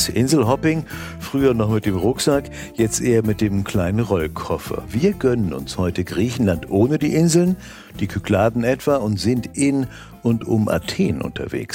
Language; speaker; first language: German; native; German